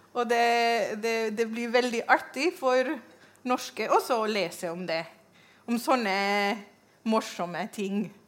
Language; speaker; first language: Norwegian; non-native, fluent; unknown